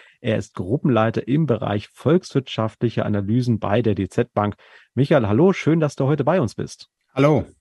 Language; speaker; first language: German; native; German